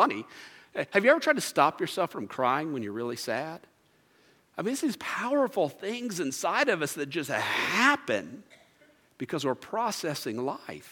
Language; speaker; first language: English; native; English